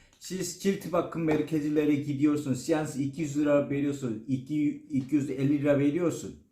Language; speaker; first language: Turkish; non-native, learner; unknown